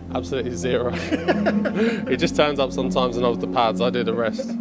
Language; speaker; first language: English; native; English